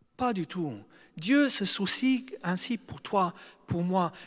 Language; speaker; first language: French; non-native, fluent; English